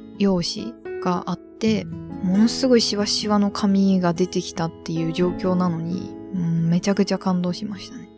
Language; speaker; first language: Japanese; native; Japanese